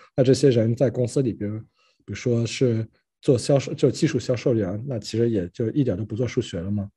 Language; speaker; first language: Chinese; early bilingual, other home language; French